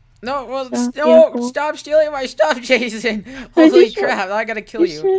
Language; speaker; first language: English; native; English